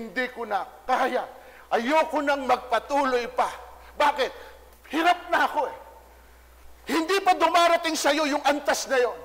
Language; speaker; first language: Filipino; native; Filipino